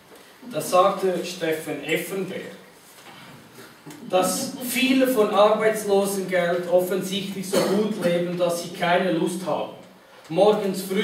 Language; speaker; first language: German; non-native, fluent; Portuguese